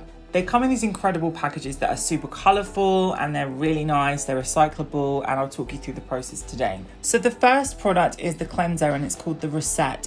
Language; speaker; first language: English; native; English